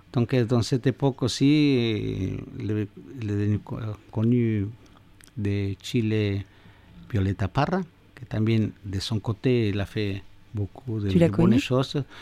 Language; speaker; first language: French; non-native, fluent; Spanish